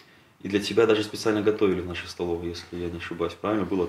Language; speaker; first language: Russian; native; Russian